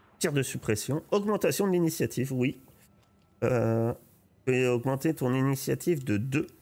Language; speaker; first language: French; native; French